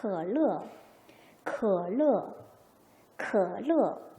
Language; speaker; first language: Chinese; non-native, fluent; Korean